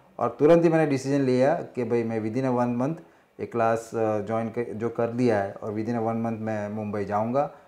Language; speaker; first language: Hindi; non-native, local second language; Marathi